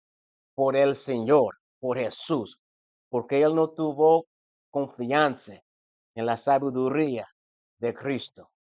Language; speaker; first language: Spanish; non-native, fluent; English